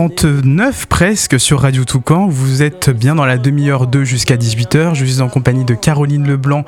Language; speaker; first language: French; native; French